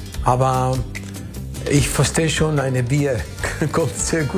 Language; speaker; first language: German; non-native, fluent; Spanish